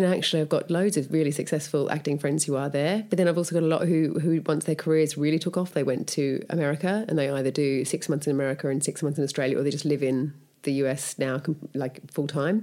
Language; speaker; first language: English; native; English